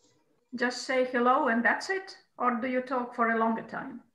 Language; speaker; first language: English; non-native, fluent; Croatian